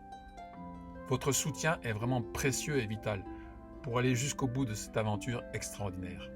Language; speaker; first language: French; native; French